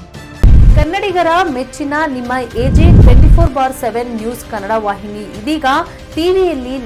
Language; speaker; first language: Kannada; native; Kannada